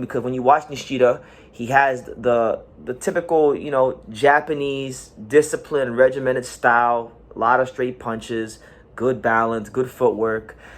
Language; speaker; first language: English; native; English